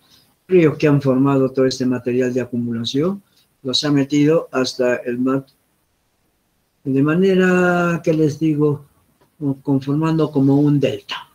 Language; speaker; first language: Spanish; native; Spanish